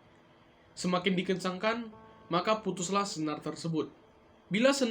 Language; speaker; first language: Indonesian; native; Indonesian